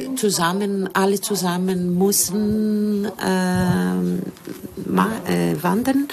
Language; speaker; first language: German; non-native, learner; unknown